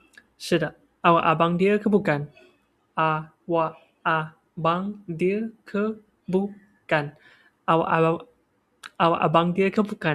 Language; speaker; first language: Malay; non-native, local second language; Chinese